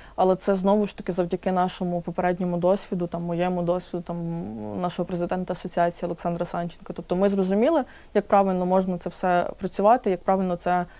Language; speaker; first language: Ukrainian; native; Ukrainian